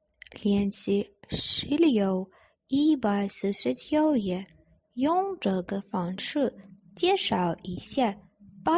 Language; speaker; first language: Chinese; non-native, fluent; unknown